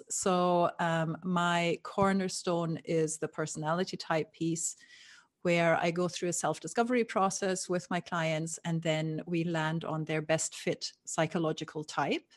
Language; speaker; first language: English; non-native, fluent; German